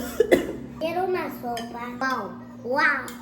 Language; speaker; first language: Spanish; early bilingual, other home language; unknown